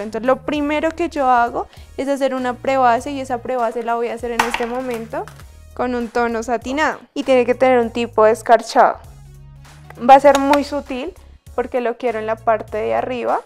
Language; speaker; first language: Spanish; native; Spanish